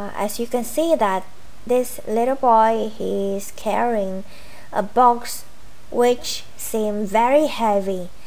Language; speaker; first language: English; non-native, fluent; Vietnamese